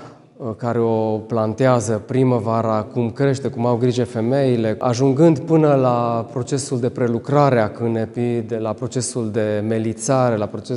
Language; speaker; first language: Romanian; native; Romanian